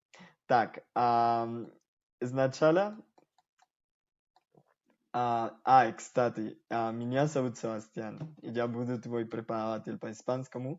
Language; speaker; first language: Russian; non-native, fluent; Spanish